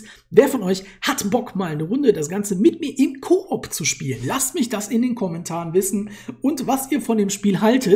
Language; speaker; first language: German; native; German